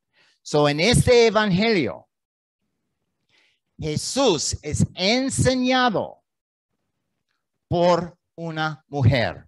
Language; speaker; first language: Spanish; non-native, learner; English